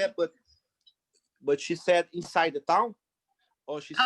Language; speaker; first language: English; non-native, fluent; Portuguese